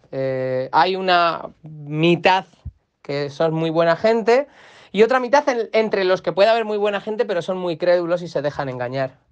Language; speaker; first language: Spanish; native; Spanish